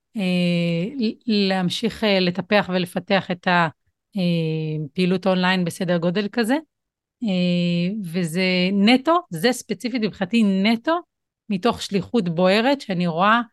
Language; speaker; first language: Hebrew; native; Hebrew